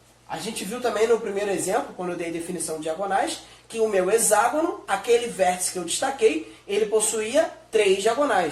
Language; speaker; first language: Portuguese; native; Portuguese